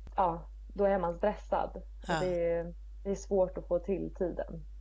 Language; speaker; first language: Swedish; native; Swedish